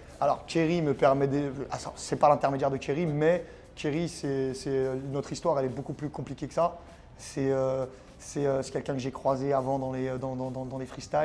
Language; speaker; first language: French; native; French